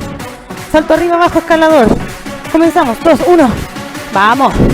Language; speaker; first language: Spanish; native; Spanish